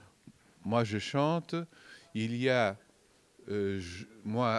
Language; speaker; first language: French; non-native, fluent; Portuguese